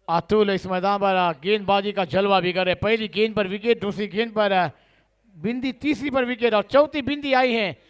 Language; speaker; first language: Hindi; non-native, local second language; Marathi